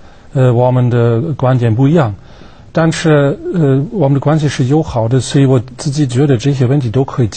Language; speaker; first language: Chinese; non-native, fluent; German